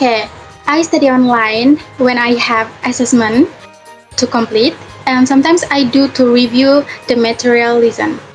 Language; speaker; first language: English; non-native, learner; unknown